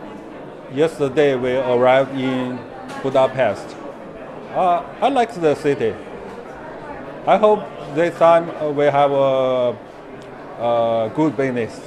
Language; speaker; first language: English; non-native, learner; Chinese